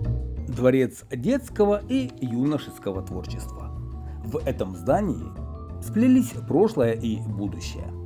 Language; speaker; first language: Russian; native; Russian